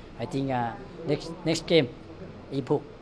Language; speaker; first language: English; non-native, learner; Lao